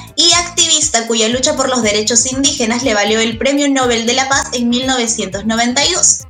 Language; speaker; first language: Spanish; native; Spanish